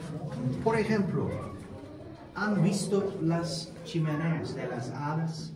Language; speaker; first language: Spanish; non-native, fluent; Turkish